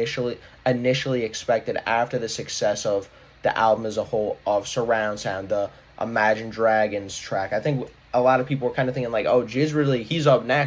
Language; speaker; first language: English; native; English